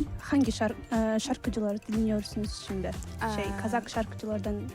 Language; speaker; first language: Turkish; non-native, learner; Kazakh